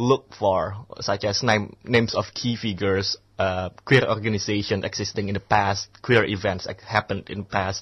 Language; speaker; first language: English; non-native, fluent; Indonesian